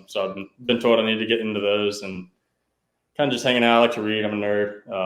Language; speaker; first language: English; native; English